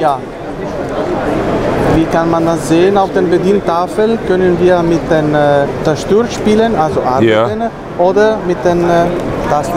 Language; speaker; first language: German; non-native, learner; Italian